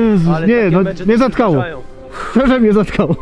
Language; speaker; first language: Polish; native; Polish